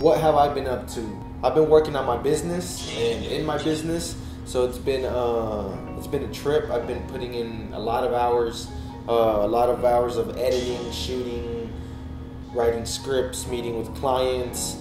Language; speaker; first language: English; early bilingual, other home language; Spanish